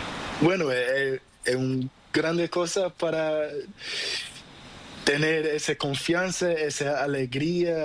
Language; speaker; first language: Spanish; non-native, learner; Portuguese